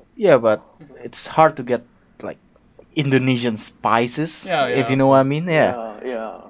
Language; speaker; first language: English; non-native, fluent; Indonesian